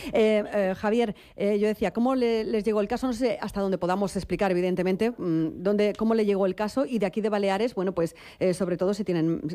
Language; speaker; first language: Spanish; non-native, local second language; Catalan